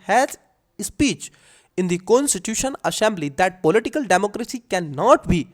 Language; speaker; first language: English; non-native, local second language; Hindi